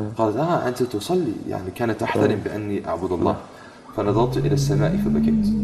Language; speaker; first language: Arabic; non-native, fluent; English